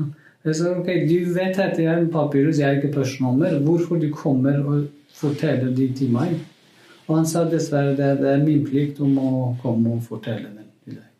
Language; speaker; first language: Norwegian; non-native, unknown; Kurdish